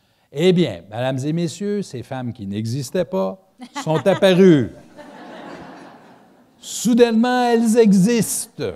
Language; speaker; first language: French; native; French